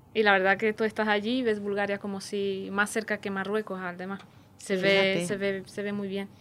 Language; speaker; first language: Spanish; non-native, fluent; Romanian